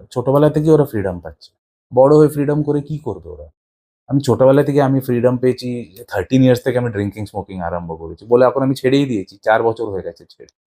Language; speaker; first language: Bangla; native; Bangla